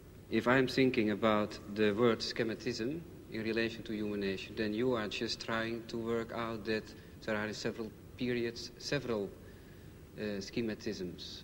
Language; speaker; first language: English; non-native, fluent; Dutch